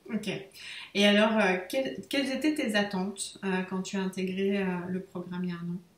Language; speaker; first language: French; native; French